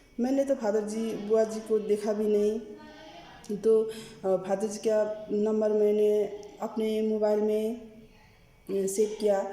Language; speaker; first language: Hindi; non-native, learner; Nepali